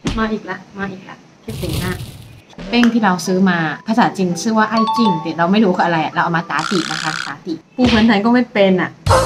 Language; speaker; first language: Thai; non-native, fluent; Chinese